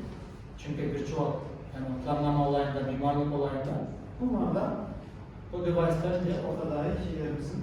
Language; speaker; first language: Turkish; non-native, learner; Kazakh